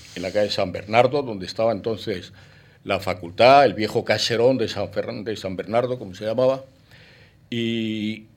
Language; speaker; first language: Spanish; native; Spanish